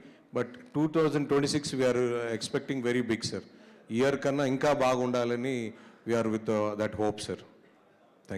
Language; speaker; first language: Telugu; native; Telugu